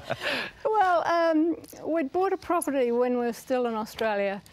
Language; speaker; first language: English; native; English